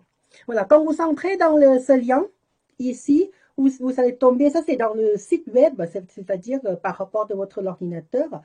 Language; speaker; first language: French; non-native, learner; Thai